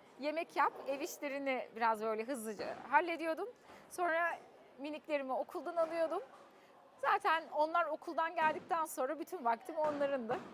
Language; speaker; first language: Turkish; early bilingual, heritage; Turkish